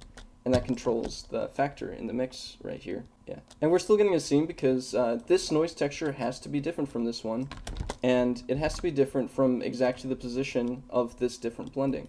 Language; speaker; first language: English; native; English